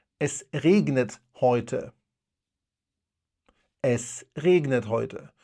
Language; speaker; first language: German; non-native, fluent; Polish